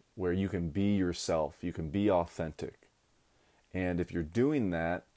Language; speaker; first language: English; native; English